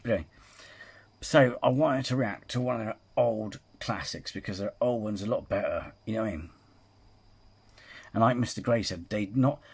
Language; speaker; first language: English; native; English